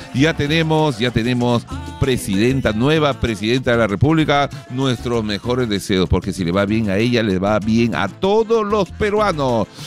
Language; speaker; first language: Spanish; native; Spanish